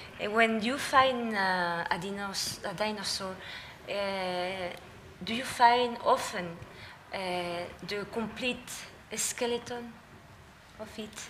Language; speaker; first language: English; non-native, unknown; Spanish